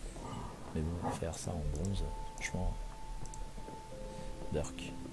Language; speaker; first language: French; native; French